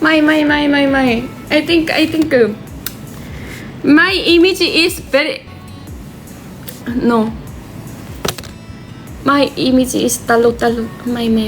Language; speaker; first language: English; non-native, learner; Korean